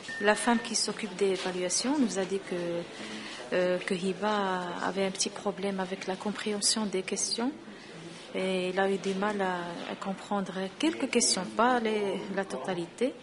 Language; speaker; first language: French; non-native, local second language; Arabic